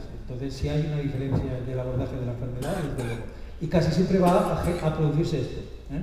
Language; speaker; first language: Spanish; native; Spanish